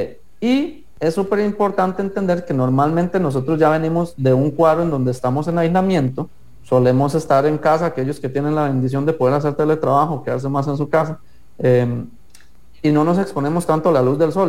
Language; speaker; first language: Spanish; native; Spanish